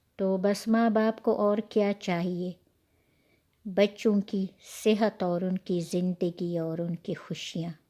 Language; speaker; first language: Urdu; non-native, local second language; Pashto